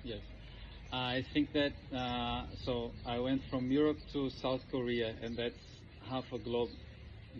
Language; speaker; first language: English; non-native, fluent; Portuguese